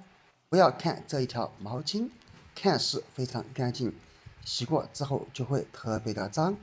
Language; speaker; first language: Chinese; native; Chinese